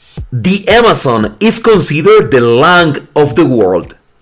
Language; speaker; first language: English; non-native, fluent; Spanish